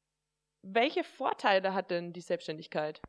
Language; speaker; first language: German; native; German